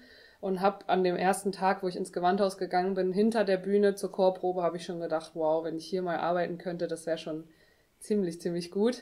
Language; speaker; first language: German; native; German